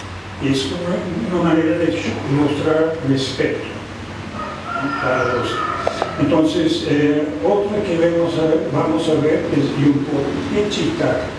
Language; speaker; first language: Spanish; non-native, fluent; English